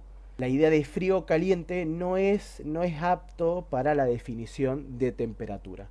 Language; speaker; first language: Spanish; native; Spanish